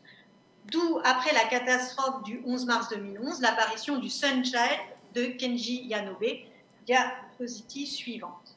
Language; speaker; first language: French; native; French